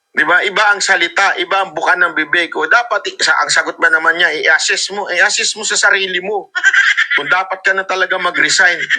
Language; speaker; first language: Filipino; native; Filipino